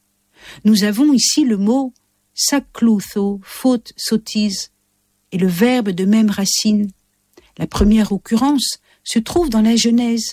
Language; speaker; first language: French; native; French